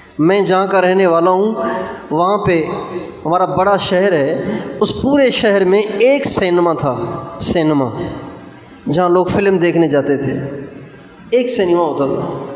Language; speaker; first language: Urdu; non-native, local second language; Sindhi